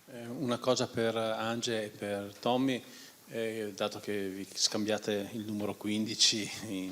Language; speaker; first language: Italian; native; Italian